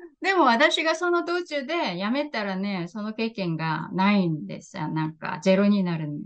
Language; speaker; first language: Japanese; non-native, fluent; Korean